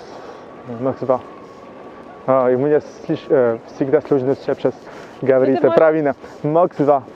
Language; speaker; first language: Russian; non-native, learner; French